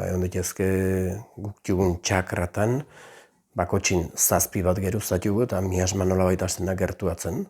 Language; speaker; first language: Basque; native; Basque